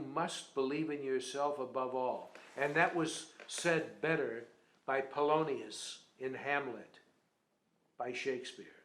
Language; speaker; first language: English; native; English